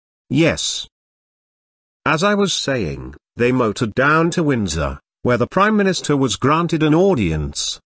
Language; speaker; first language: English; non-native, fluent; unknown